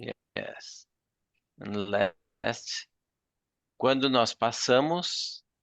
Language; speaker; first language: English; non-native, fluent; Portuguese